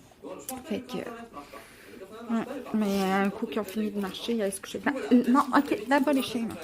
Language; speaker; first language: French; native; French